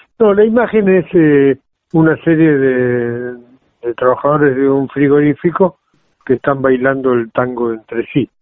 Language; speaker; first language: Spanish; native; Spanish